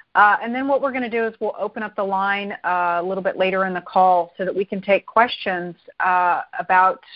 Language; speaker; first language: English; native; English